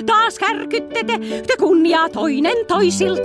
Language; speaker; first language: Finnish; native; Finnish